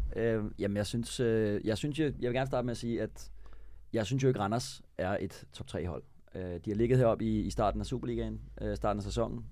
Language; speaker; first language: Danish; native; Danish